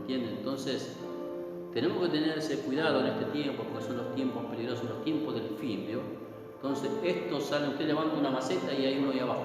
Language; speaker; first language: Spanish; native; Spanish